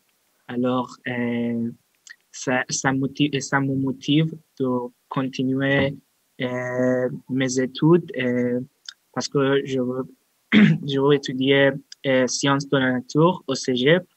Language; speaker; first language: French; non-native, learner; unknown